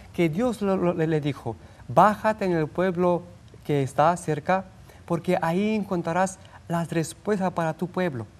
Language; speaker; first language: Spanish; non-native, fluent; Romanian